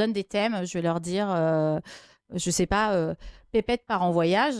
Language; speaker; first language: French; native; French